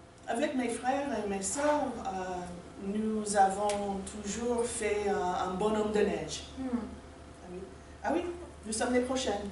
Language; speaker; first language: French; non-native, learner; English